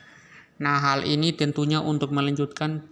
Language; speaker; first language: Indonesian; native; Indonesian